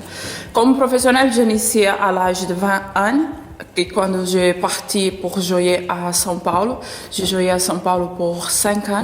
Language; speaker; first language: French; non-native, learner; Portuguese